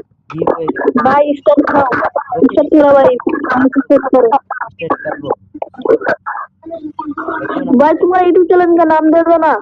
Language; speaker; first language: Hindi; non-native, learner; Bangla